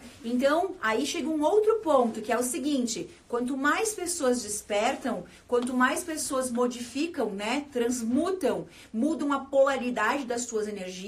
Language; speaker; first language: Portuguese; native; Portuguese